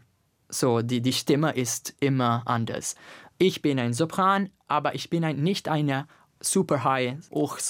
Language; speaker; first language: German; non-native, learner; Italian